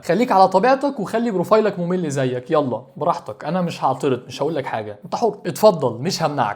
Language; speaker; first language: Arabic; native; Arabic